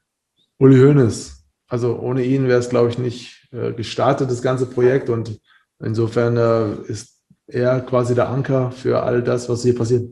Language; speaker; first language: German; native; German